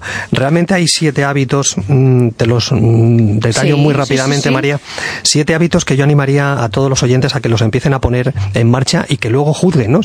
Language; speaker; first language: Spanish; native; Spanish